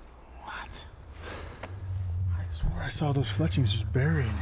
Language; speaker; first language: English; native; English